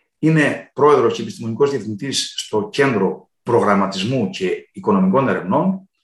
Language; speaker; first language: Greek; native; Greek